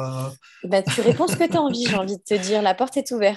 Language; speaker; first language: French; native; French